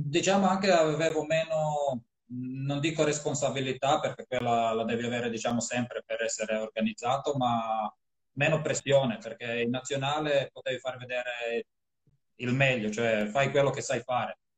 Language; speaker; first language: Italian; non-native, fluent; Croatian